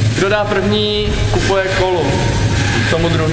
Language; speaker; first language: Czech; native; Czech